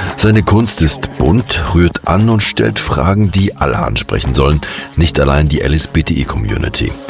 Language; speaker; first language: German; native; German